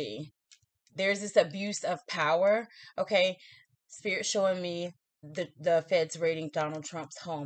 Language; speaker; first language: English; native; English